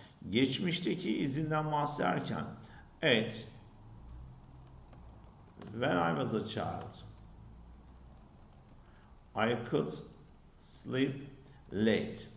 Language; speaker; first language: English; non-native, fluent; Turkish